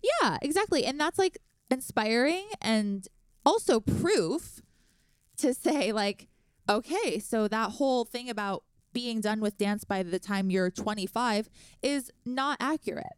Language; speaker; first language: English; native; English